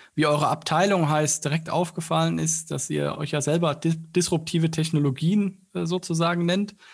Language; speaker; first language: German; native; German